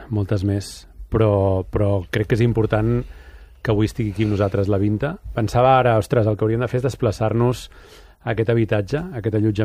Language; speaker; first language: Catalan; native; Catalan